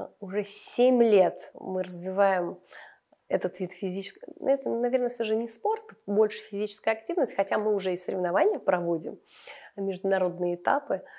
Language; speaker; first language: Russian; native; Russian